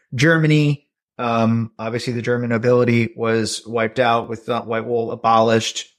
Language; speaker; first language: English; native; English